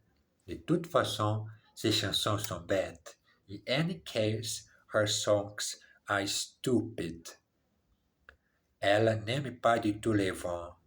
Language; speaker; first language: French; non-native, learner; English